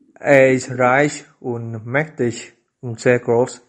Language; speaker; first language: German; non-native, local second language; Vietnamese